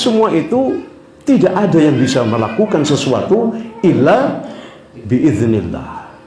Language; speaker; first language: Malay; non-native, local second language; Javanese